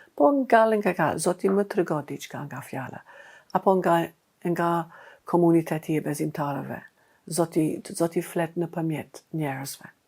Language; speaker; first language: Albanian; non-native, fluent; English